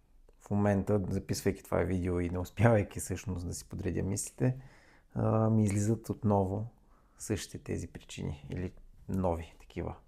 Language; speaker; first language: Bulgarian; native; Bulgarian